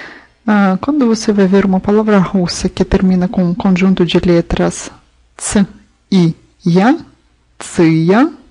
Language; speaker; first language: Portuguese; non-native, fluent; Russian